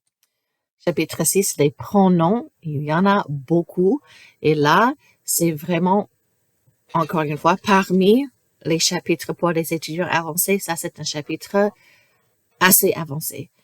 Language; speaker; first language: French; non-native, fluent; English